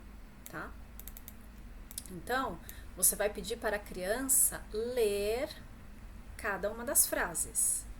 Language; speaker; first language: Portuguese; native; Portuguese